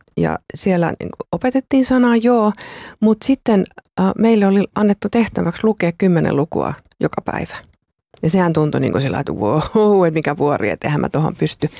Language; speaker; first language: Finnish; native; Finnish